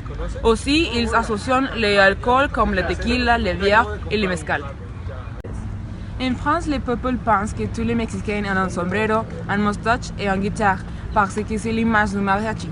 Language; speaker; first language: French; non-native, learner; Spanish